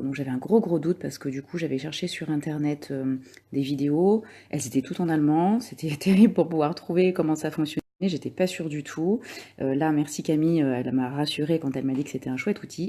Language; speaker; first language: French; native; French